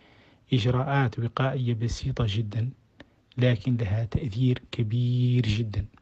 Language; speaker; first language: Arabic; native; Arabic